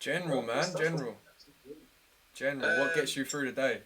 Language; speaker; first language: English; native; English